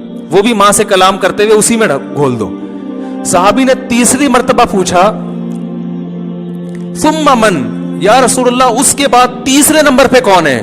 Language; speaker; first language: Urdu; native; Urdu